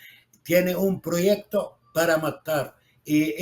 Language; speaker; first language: Spanish; non-native, fluent; Arabic